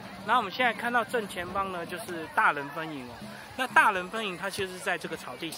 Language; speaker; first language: Chinese; native; Chinese